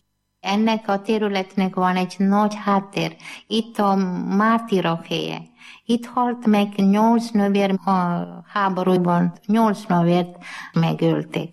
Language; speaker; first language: Hungarian; non-native, learner; Malayalam